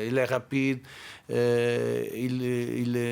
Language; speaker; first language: French; non-native, fluent; Portuguese